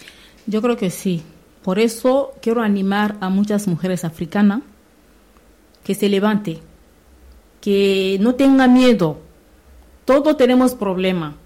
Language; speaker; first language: Spanish; non-native, learner; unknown